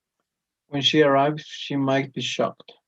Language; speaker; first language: English; non-native, learner; Spanish